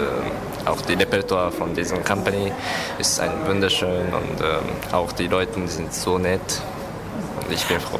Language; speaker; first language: German; non-native, learner; Japanese